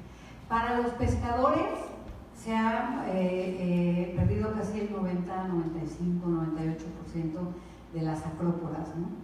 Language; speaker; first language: Spanish; native; Spanish